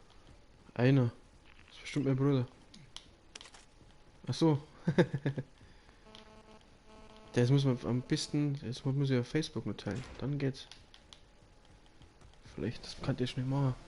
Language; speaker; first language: German; native; German